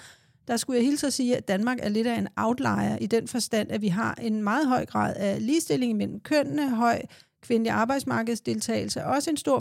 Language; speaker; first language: Danish; native; Danish